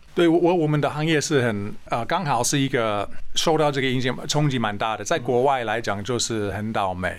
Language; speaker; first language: Chinese; non-native, fluent; English